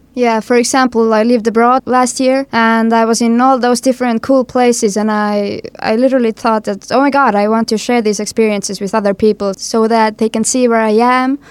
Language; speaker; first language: English; non-native, fluent; Estonian